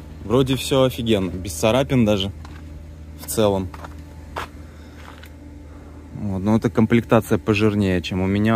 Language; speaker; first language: Russian; native; Russian